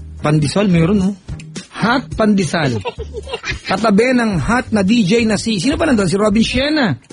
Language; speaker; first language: Filipino; native; Filipino